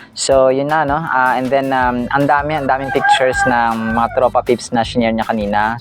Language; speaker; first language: Filipino; non-native, local second language; Cebuano